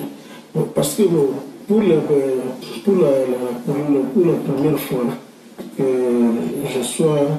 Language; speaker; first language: French; non-native, local second language; Lingala